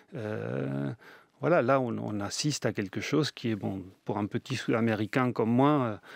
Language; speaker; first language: French; early bilingual, other home language; Spanish